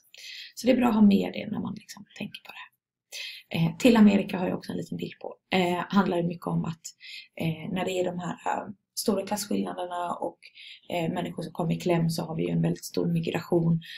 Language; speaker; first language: Swedish; native; Swedish